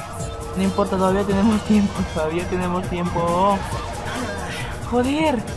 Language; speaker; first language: Spanish; native; Spanish